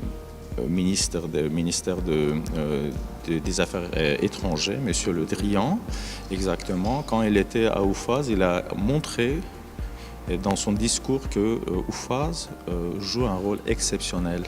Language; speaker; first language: French; non-native, fluent; Azerbaijani